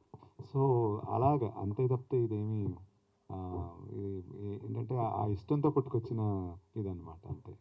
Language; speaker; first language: Telugu; native; Telugu